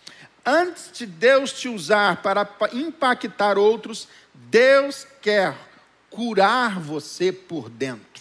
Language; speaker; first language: Portuguese; native; Portuguese